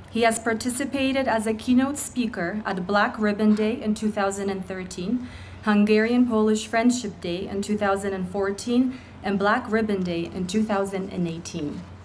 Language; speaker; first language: English; early bilingual, other home language; Polish